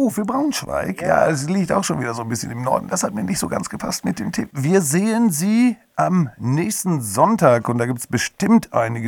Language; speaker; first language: German; native; German